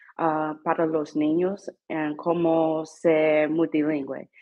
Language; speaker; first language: Spanish; non-native, learner; English